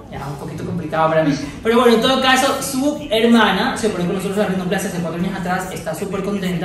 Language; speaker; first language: Spanish; native; Spanish